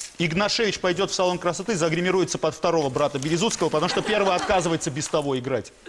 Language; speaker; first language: Russian; non-native, local second language; Armenian